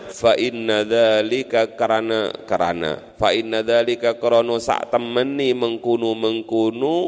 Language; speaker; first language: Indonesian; non-native, local second language; Madurese